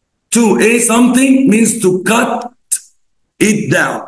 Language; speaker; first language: English; non-native, fluent; Arabic